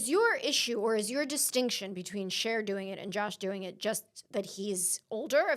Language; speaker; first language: English; native; English